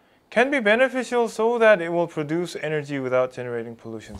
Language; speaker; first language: English; non-native, fluent; Korean